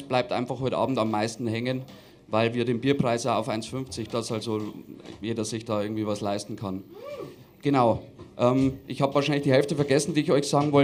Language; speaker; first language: German; native; German